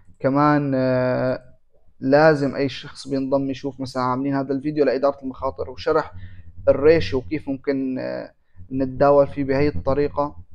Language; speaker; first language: Arabic; native; Arabic